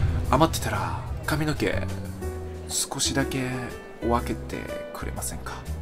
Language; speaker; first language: Japanese; native; Japanese